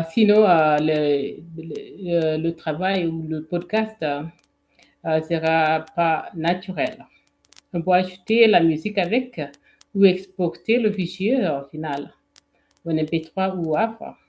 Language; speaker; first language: French; non-native, fluent; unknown